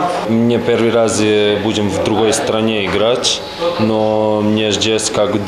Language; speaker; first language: Russian; non-native, learner; Serbian